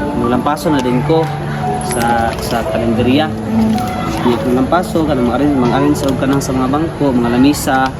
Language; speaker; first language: Cebuano; non-native, local second language; Hiligaynon